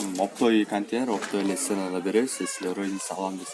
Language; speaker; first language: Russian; non-native, local second language; Kyrgyz